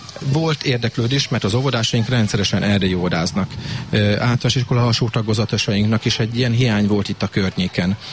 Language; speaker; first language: Hungarian; native; Hungarian